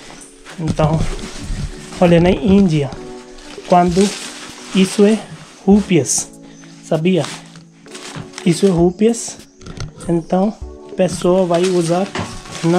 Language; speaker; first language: Portuguese; non-native, learner; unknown